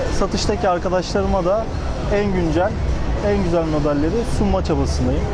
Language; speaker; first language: Turkish; early bilingual, heritage; Turkish